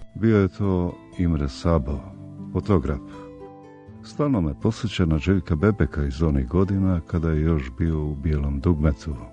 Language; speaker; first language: Serbian; native; Serbian